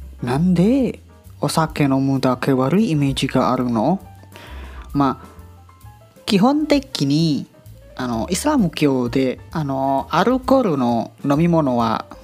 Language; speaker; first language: Japanese; non-native, learner; Indonesian